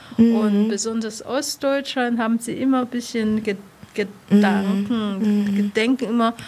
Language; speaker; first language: German; non-native, learner; Chinese